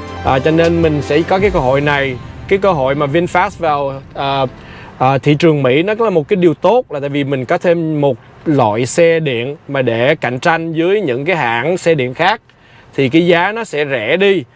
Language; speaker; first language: Vietnamese; early bilingual, heritage; Vietnamese